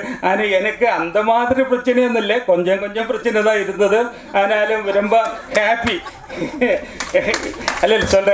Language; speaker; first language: Tamil; non-native, local second language; Malayalam